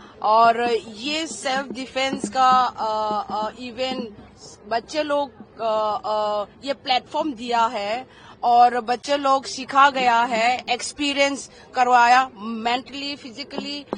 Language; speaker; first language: Hindi; non-native, local second language; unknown